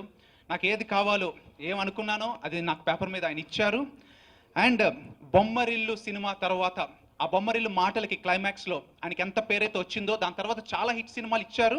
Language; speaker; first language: Telugu; native; Telugu